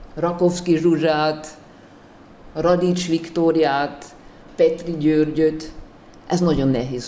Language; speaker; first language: Hungarian; non-native, fluent; German